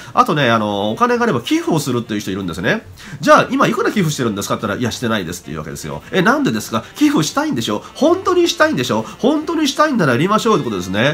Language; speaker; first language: Japanese; native; Japanese